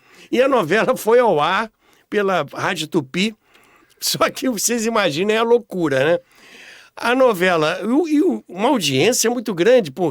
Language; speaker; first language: Portuguese; native; Portuguese